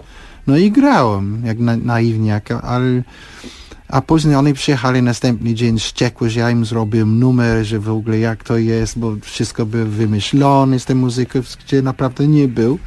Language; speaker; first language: Polish; non-native, fluent; English